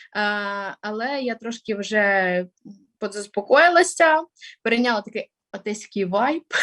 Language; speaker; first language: Ukrainian; non-native, local second language; Russian